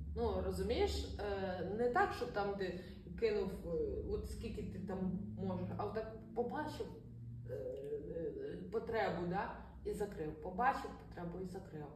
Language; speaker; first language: Ukrainian; non-native, local second language; Russian